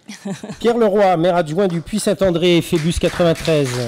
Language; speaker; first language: French; native; French